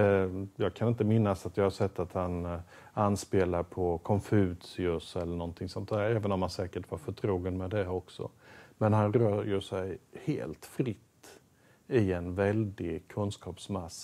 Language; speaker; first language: Swedish; native; Swedish